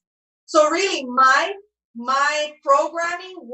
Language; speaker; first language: English; non-native, fluent; Spanish